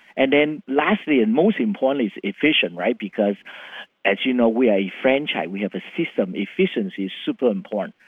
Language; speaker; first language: English; non-native, fluent; Vietnamese